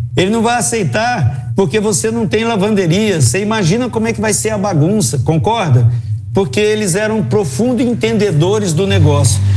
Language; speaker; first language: Portuguese; native; Portuguese